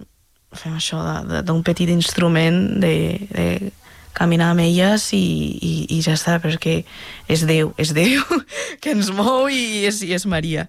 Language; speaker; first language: Catalan; non-native, local second language; Spanish